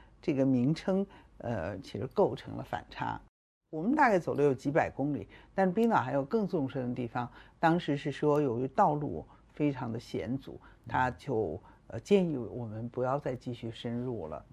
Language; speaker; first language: Chinese; native; Chinese